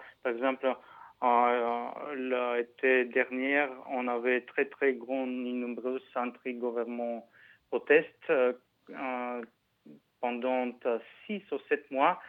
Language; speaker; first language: French; non-native, fluent; Bulgarian